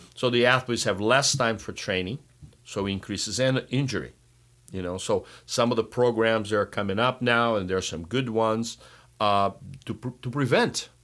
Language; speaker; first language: English; non-native, fluent; Portuguese